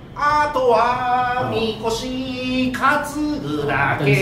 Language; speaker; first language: Japanese; native; Japanese